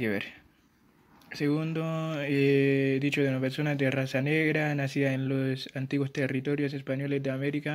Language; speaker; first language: Spanish; non-native, fluent; Haitian Creole